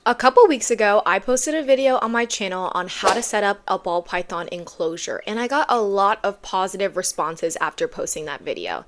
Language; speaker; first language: English; native; English